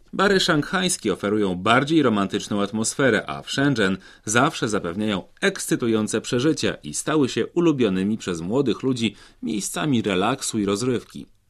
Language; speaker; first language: Polish; native; Polish